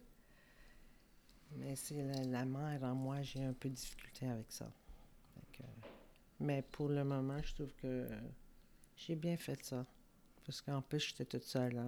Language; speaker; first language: French; native; French